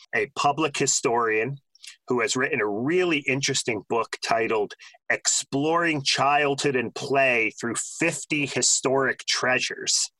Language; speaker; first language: English; native; English